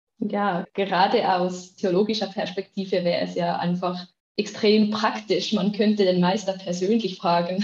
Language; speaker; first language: German; native; German